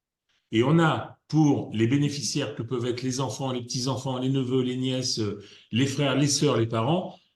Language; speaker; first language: French; native; French